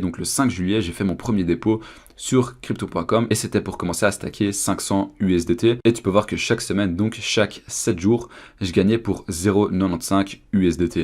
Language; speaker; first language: French; native; French